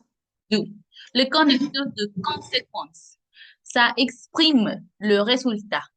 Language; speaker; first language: French; non-native, learner; Spanish